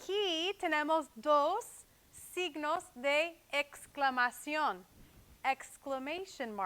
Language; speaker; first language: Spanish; non-native, fluent; English